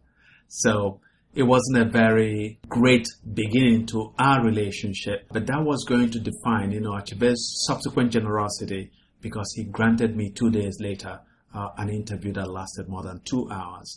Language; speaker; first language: English; non-native, local second language; Igbo